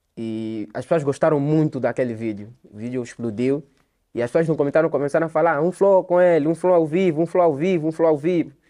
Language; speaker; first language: Portuguese; native; Portuguese